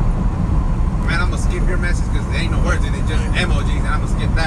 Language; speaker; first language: English; early bilingual, other home language; Spanish